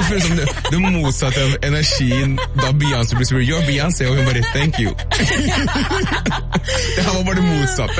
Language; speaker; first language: Norwegian; native; Norwegian